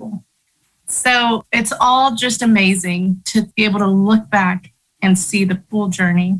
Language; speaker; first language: English; early bilingual, other home language; Spanish